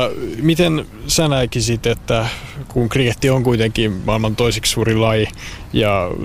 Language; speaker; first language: Finnish; native; Finnish